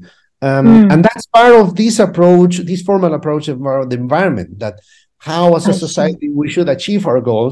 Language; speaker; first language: English; non-native, fluent; Spanish